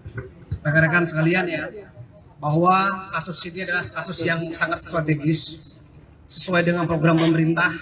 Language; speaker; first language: Indonesian; native; Indonesian